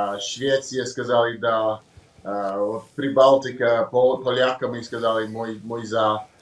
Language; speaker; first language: Russian; non-native, learner; English